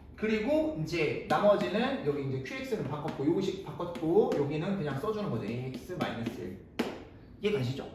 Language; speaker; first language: Korean; native; Korean